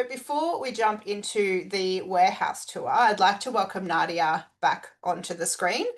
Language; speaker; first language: English; native; English